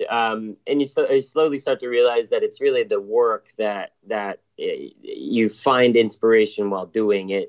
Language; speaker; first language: English; native; English